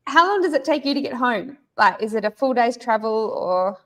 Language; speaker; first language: English; native; English